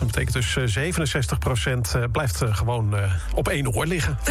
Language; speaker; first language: Dutch; native; Dutch